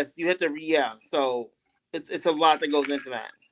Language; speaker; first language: English; native; English